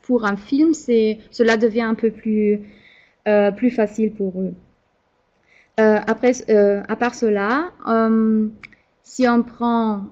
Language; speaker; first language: French; non-native, fluent; German